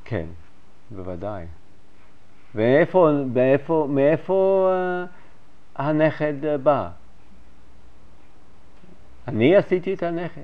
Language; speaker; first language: Hebrew; non-native, fluent; English